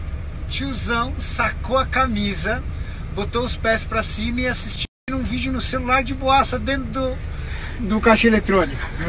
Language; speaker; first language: Portuguese; native; Portuguese